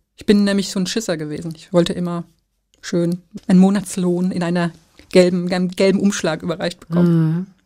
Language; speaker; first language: German; native; German